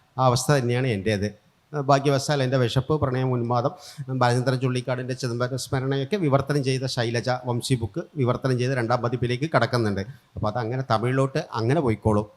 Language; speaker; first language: Malayalam; native; Malayalam